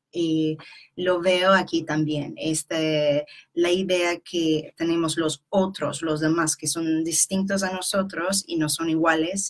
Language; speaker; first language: Spanish; non-native, fluent; English